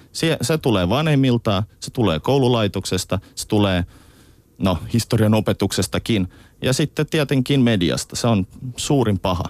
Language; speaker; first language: Finnish; early bilingual, other home language; Russian